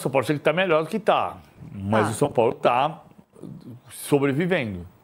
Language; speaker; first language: Portuguese; native; Portuguese